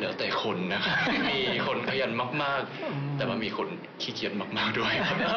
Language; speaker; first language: Thai; non-native, fluent; Japanese